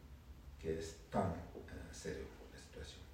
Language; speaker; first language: Spanish; non-native, learner; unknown